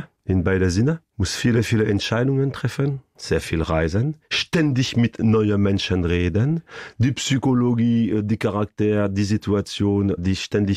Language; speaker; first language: German; non-native, fluent; French